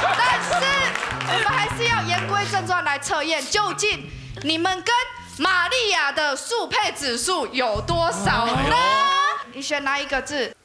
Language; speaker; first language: Chinese; native; Chinese